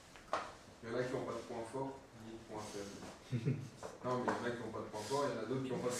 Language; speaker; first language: French; native; French